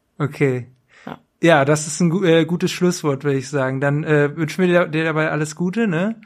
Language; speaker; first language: German; native; German